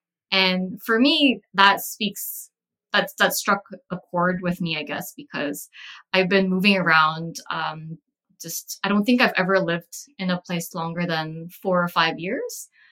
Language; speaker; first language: English; early bilingual, other home language; Korean